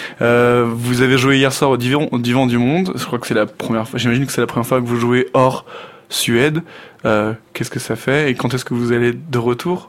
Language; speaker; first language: French; native; French